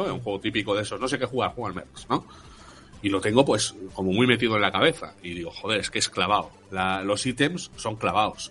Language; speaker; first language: Spanish; native; Spanish